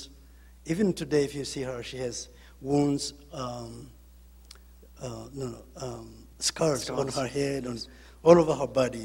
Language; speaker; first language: English; non-native, local second language; Kinyarwanda